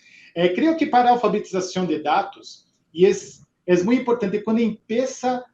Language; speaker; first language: Spanish; non-native, fluent; Portuguese